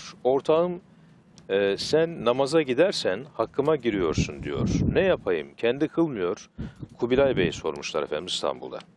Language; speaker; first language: Turkish; native; Turkish